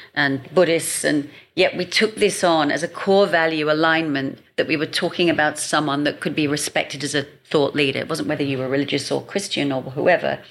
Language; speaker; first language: English; native; English